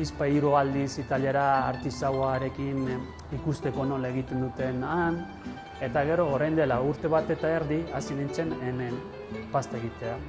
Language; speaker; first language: Basque; non-native, learner; Italian